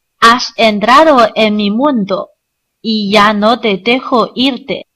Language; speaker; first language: Spanish; non-native, learner; Chinese